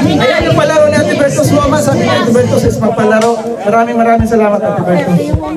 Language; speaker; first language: Filipino; non-native, local second language; Waray